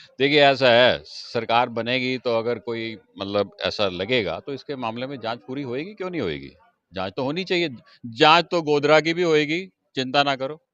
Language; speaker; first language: Hindi; native; Hindi